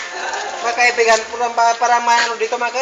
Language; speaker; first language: Filipino; non-native, local second language; Cebuano